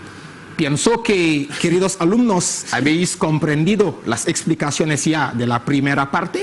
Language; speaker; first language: Spanish; non-native, fluent; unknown